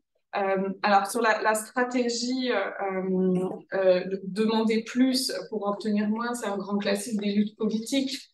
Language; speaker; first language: French; native; French